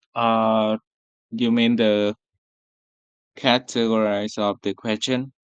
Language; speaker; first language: English; non-native, learner; Vietnamese